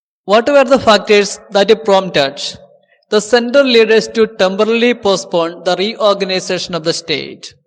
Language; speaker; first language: English; non-native, local second language; Malayalam